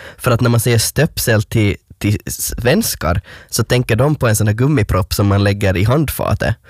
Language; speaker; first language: Swedish; native; Swedish